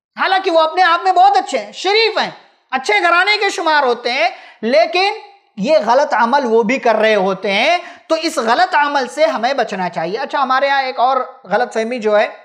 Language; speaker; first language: Hindi; native; Hindi